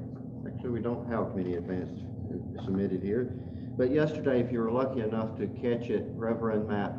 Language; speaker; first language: English; native; English